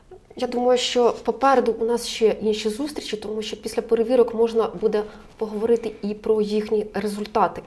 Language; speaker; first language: Ukrainian; native; Ukrainian